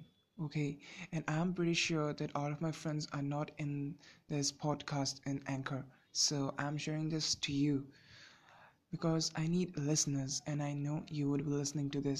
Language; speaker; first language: English; non-native, local second language; Bangla